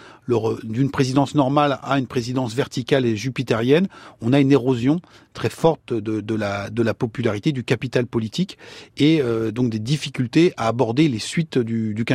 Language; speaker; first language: French; native; French